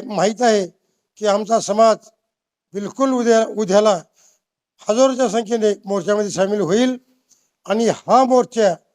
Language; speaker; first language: Marathi; native; Marathi